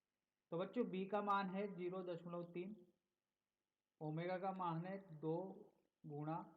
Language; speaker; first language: Hindi; native; Hindi